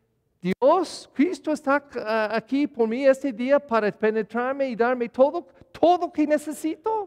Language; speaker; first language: Spanish; non-native, learner; English